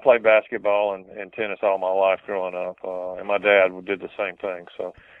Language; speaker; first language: English; native; English